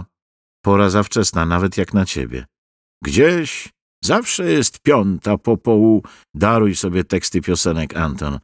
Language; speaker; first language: Polish; native; Polish